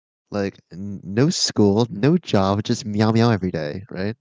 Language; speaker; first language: English; native; English